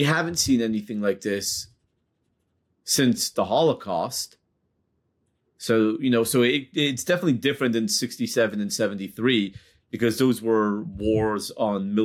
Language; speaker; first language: English; native; English